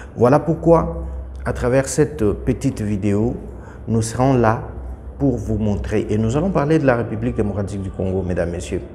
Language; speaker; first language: French; non-native, local second language; Lingala